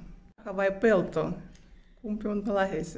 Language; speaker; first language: Finnish; non-native, fluent; Russian